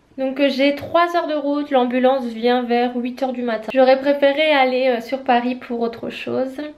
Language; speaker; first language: French; native; French